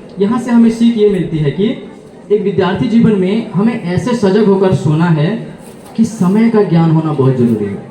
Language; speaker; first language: Hindi; non-native, local second language; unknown